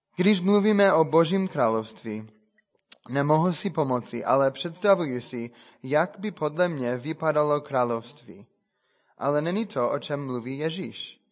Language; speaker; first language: Czech; non-native, fluent; English